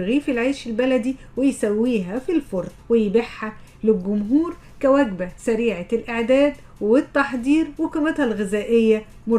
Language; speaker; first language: Arabic; native; Arabic